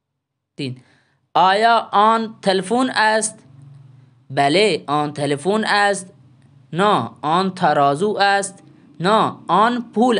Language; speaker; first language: Persian; non-native, fluent; Urdu